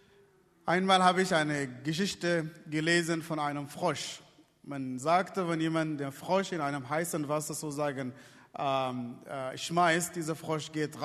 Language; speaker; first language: German; non-native, fluent; Arabic